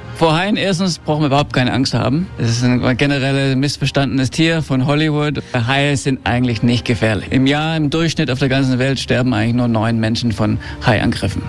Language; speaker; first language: German; early bilingual, heritage; German